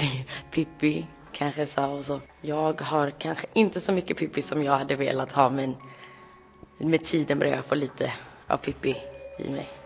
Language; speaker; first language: Swedish; early bilingual, other home language; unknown